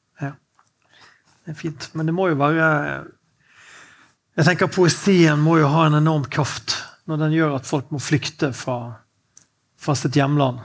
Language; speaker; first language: Norwegian; native; Norwegian